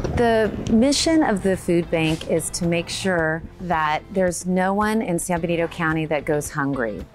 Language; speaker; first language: English; native; English